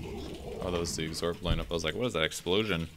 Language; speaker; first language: English; native; English